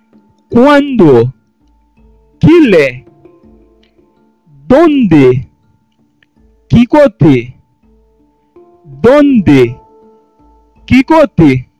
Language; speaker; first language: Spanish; non-native, fluent; Haitian Creole